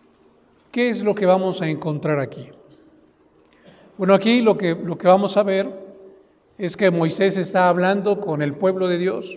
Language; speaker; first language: Spanish; native; Spanish